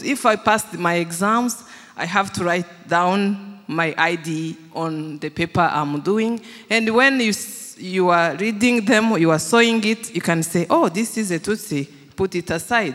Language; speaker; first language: English; non-native, local second language; Kinyarwanda